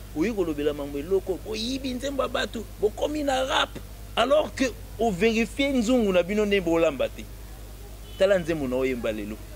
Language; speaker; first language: Lingala; native; Lingala